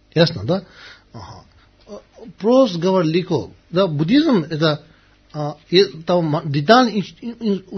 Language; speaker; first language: Russian; non-native, learner; Tibetan